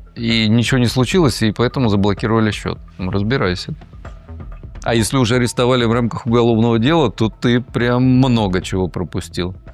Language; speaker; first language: Russian; native; Russian